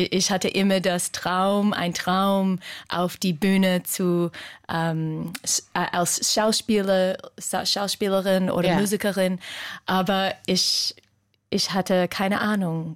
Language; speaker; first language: German; non-native, fluent; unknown